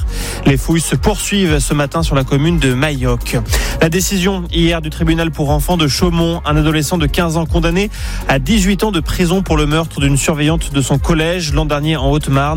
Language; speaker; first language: French; native; French